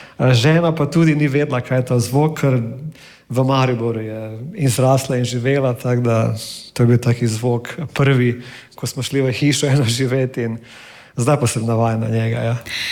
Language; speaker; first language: Slovenian; non-native, fluent; English